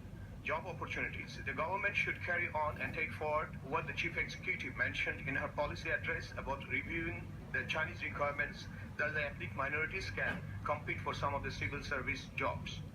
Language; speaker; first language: English; non-native, local second language; Bangla